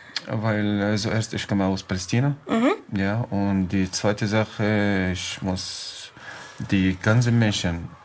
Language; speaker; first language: German; non-native, learner; Arabic